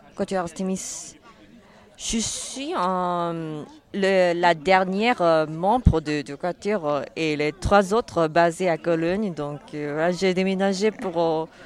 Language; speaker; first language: French; non-native, learner; Korean